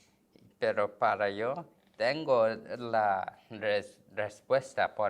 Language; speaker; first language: Spanish; non-native, learner; Korean